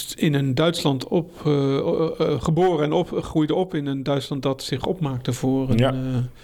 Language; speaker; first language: Dutch; early bilingual, other home language; German